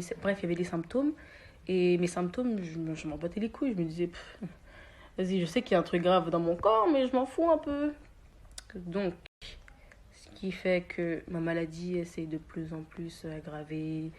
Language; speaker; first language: French; native; French